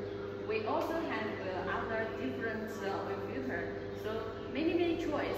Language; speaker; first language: English; non-native, learner; Chinese